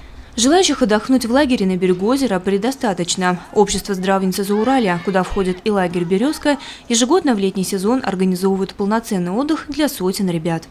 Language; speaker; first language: Russian; native; Russian